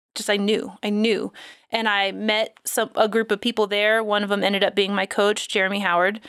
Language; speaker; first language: English; native; English